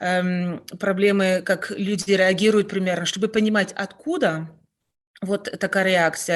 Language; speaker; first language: Russian; non-native, fluent; French